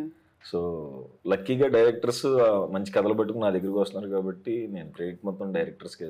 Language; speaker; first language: Telugu; native; Telugu